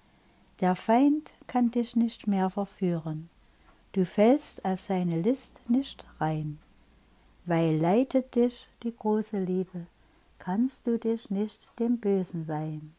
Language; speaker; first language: German; native; German